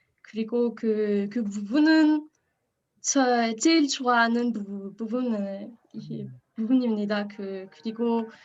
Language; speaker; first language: Korean; non-native, learner; French